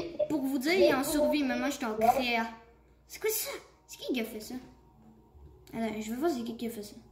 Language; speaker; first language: French; native; French